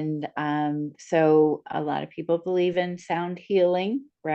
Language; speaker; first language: English; native; English